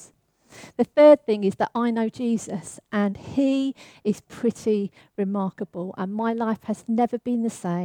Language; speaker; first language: English; native; English